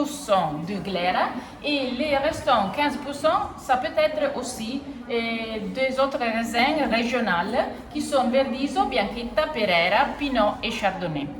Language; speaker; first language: French; non-native, fluent; Italian